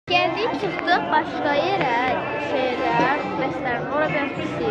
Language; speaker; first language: Turkish; non-native, local second language; Azerbaijani